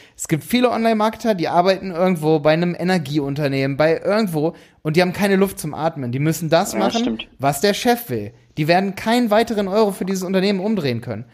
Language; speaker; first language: German; native; German